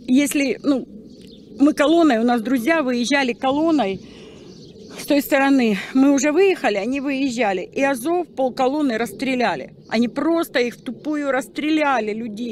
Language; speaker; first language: Russian; native; Russian